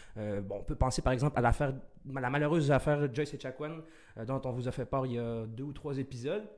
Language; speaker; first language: French; early bilingual, other home language; Arabic